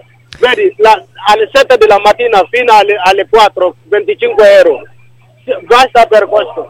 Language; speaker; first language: Italian; non-native, learner; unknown